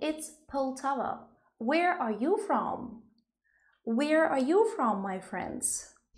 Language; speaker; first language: English; non-native, fluent; Ukrainian